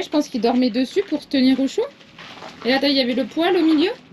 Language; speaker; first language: French; native; French